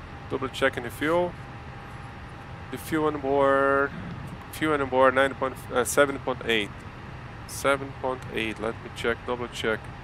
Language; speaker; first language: English; non-native, learner; Portuguese